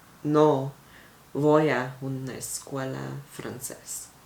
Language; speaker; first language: Spanish; non-native, learner; Bulgarian